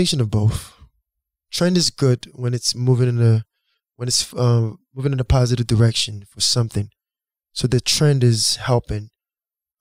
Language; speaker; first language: English; non-native, local second language; Yoruba